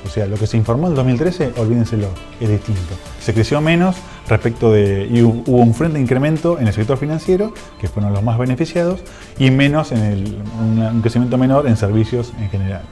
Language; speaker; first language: Spanish; native; Spanish